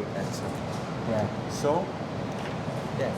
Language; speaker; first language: English; non-native, fluent; Thai